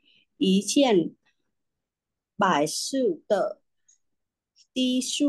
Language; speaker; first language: Chinese; non-native, learner; Vietnamese